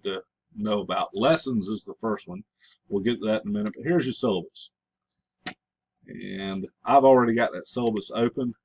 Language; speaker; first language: English; native; English